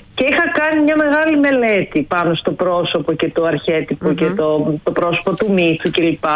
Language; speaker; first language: Greek; native; Greek